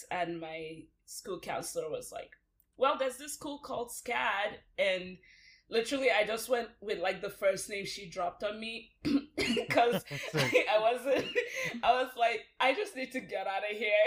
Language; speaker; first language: English; non-native, local second language; Hausa